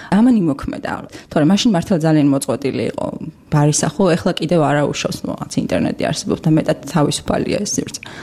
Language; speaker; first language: Georgian; native; Georgian